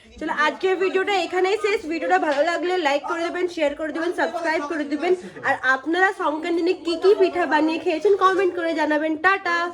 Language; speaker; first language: Bangla; early bilingual, heritage; Bangla